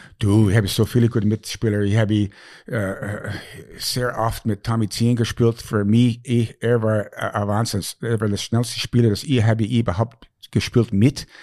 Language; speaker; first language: German; non-native, fluent; English